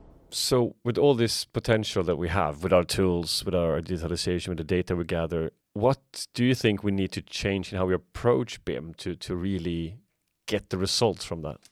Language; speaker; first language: English; non-native, fluent; Swedish